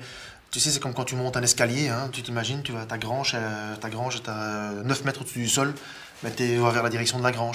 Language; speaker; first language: French; native; French